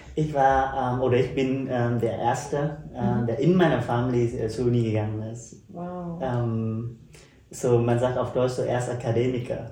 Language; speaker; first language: German; non-native, fluent; Vietnamese